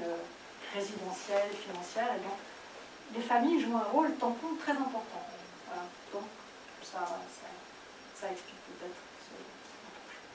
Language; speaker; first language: French; native; French